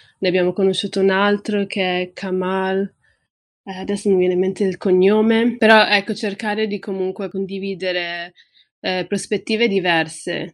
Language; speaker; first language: Italian; early bilingual, other home language; Tigrinya